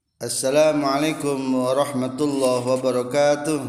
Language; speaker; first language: Arabic; non-native, fluent; Indonesian